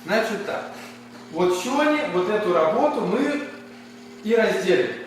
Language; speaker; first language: Russian; non-native, local second language; Ukrainian